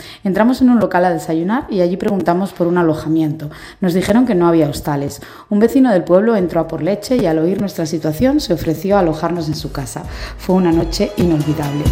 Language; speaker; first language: Spanish; native; Spanish